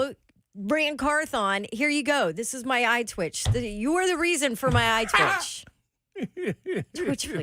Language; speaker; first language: English; native; English